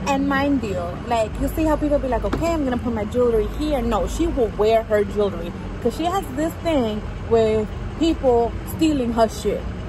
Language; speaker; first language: English; early bilingual, other home language; Spanish